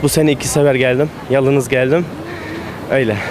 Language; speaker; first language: Turkish; early bilingual, heritage; Turkish